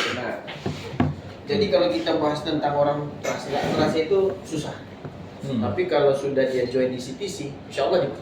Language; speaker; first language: Indonesian; native; Indonesian